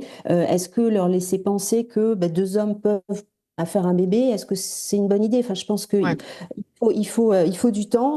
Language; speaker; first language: French; native; French